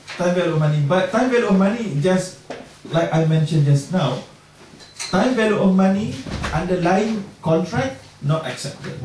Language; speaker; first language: English; non-native, local second language; Malay